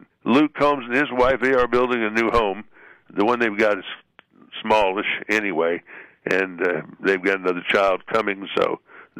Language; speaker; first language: English; native; English